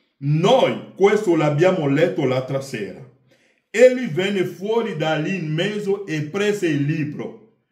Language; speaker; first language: Italian; non-native, fluent; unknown